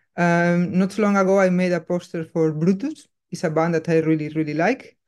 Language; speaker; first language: English; non-native, fluent; Spanish